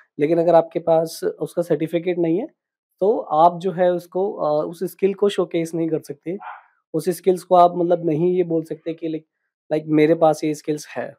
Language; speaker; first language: Hindi; native; Hindi